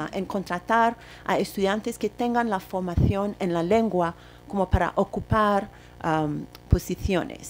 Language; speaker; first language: Spanish; non-native, fluent; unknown